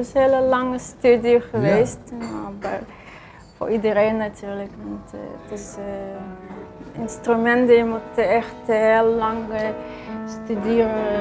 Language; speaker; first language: Dutch; non-native, fluent; Russian